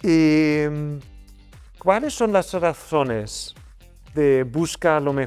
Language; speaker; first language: Spanish; non-native, fluent; German